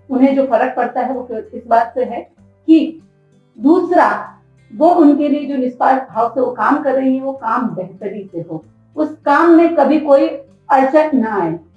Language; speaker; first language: Hindi; native; Hindi